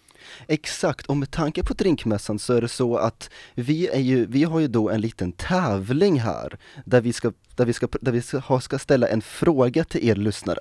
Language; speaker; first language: Swedish; native; Swedish